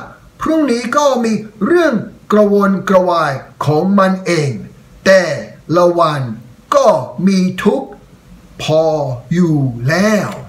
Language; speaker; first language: Thai; non-native, fluent; English